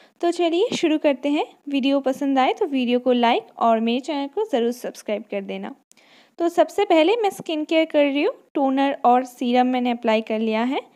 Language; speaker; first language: Hindi; non-native, local second language; Bangla